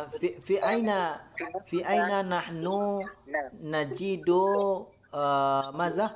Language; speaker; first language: Arabic; non-native, learner; Indonesian